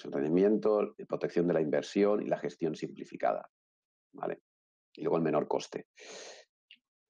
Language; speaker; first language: Spanish; native; Spanish